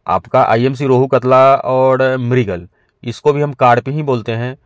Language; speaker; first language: Hindi; native; Hindi